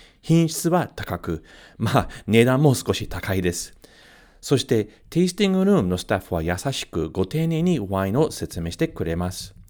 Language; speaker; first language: Japanese; non-native, fluent; English